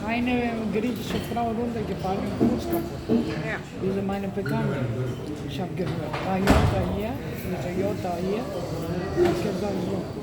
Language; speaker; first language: German; non-native, learner; Russian